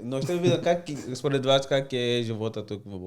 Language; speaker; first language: Bulgarian; non-native, learner; Portuguese